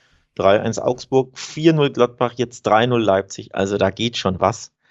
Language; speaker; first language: German; native; German